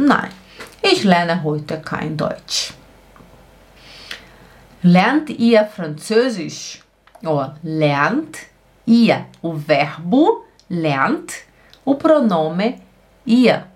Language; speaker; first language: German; non-native, fluent; Portuguese